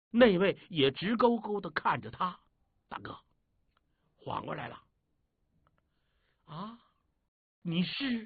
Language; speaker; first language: Chinese; native; Chinese